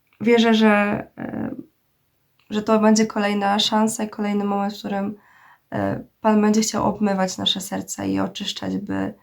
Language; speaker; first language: Polish; native; Polish